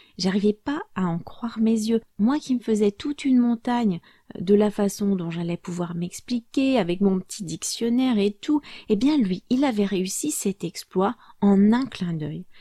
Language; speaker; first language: French; native; French